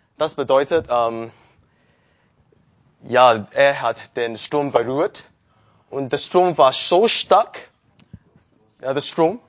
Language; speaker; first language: German; non-native, learner; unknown